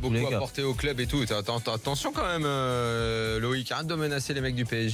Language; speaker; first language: French; native; French